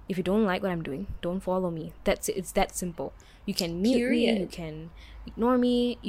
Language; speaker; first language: English; native; English